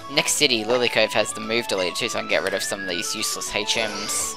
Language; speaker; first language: English; native; English